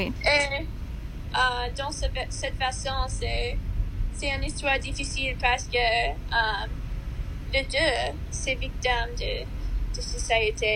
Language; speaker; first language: French; non-native, learner; English